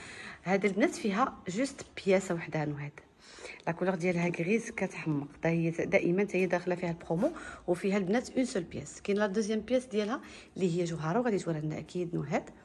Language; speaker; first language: Arabic; native; Arabic